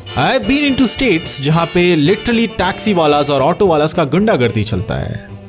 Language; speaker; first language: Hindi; non-native, local second language; Bangla